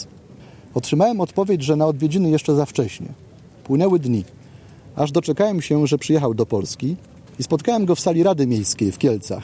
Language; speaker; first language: Polish; native; Polish